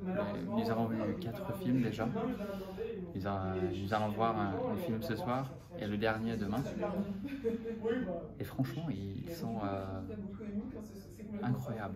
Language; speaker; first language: French; non-native, fluent; English